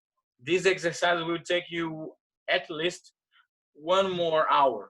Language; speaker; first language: English; non-native, fluent; Portuguese